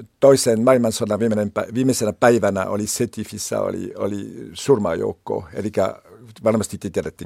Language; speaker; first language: Finnish; non-native, learner; French